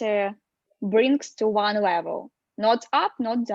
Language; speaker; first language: English; non-native, learner; Russian